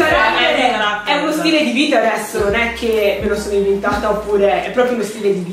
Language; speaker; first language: Italian; early bilingual, other home language; English